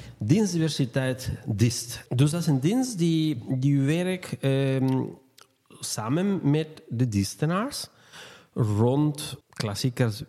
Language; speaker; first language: Dutch; non-native, fluent; Spanish